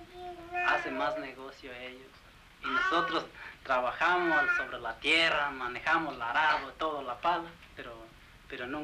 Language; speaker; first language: Spanish; non-native, local second language; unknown